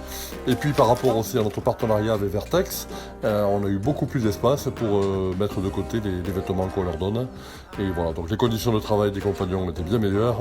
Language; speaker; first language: French; native; French